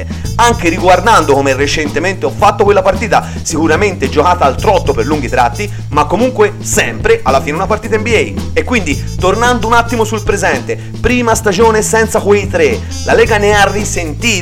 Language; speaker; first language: Italian; native; Italian